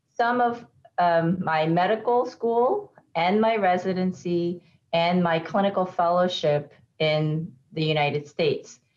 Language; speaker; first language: English; native; English